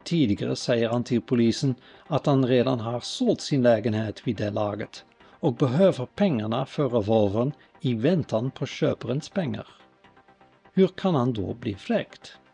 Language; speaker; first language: Swedish; native; Swedish